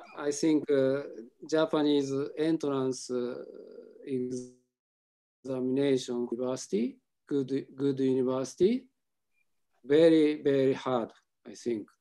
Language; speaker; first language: English; non-native, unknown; Japanese